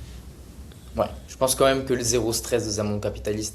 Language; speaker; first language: French; native; French